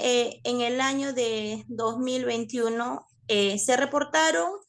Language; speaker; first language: Spanish; native; Spanish